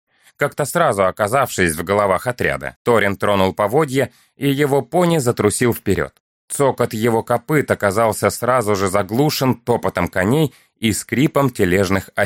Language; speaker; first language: Russian; native; Russian